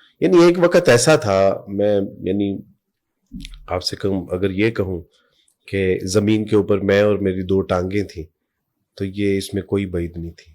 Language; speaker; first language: Urdu; native; Urdu